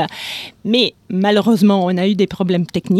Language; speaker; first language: French; non-native, fluent; Italian